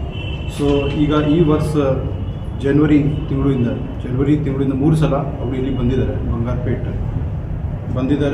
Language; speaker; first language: Kannada; non-native, fluent; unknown